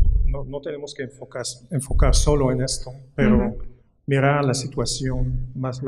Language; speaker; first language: Spanish; non-native, fluent; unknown